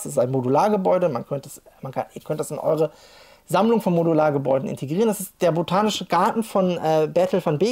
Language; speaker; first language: German; native; German